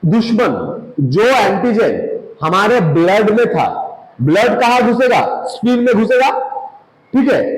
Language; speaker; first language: Hindi; non-native, local second language; Bangla